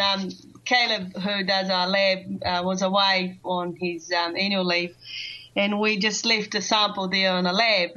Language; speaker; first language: English; non-native, fluent; Portuguese